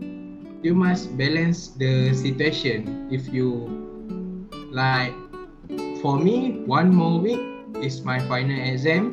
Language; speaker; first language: English; non-native, learner; Malay